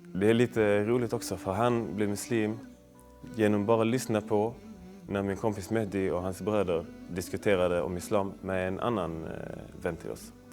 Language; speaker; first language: Swedish; native; Swedish